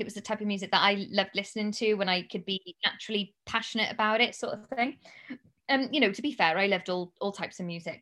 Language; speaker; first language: English; native; English